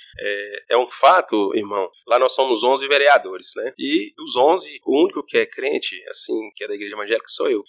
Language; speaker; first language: Portuguese; native; Portuguese